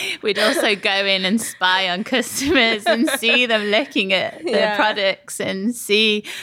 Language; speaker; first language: English; native; English